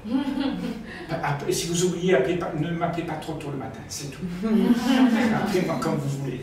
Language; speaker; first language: French; native; French